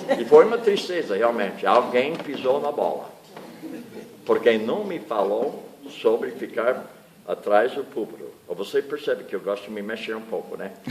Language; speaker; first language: Portuguese; non-native, fluent; English